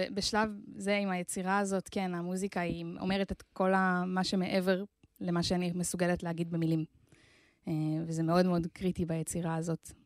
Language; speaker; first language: Hebrew; native; Hebrew